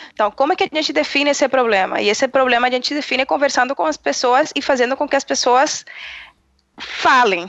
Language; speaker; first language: Portuguese; non-native, fluent; Spanish